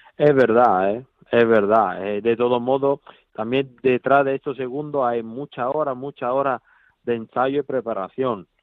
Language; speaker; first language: Spanish; non-native, fluent; Italian